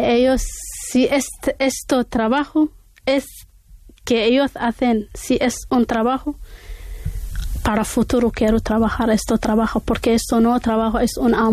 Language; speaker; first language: Spanish; non-native, learner; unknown